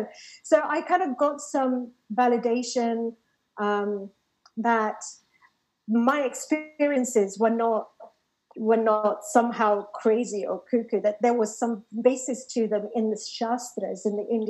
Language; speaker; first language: English; native; English